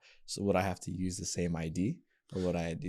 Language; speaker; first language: English; native; English